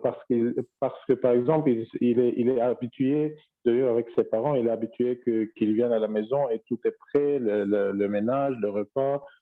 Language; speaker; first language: French; non-native, fluent; Arabic